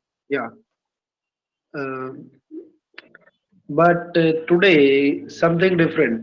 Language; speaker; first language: English; non-native, learner; Hindi